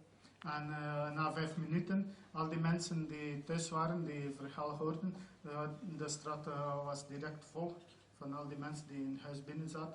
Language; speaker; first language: Dutch; non-native, fluent; Croatian